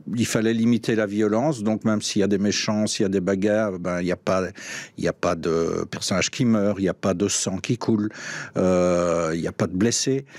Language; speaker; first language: French; native; French